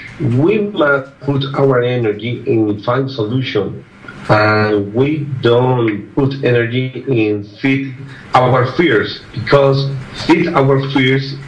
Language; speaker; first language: English; non-native, learner; Spanish